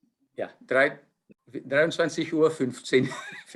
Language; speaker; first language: German; non-native, fluent; Portuguese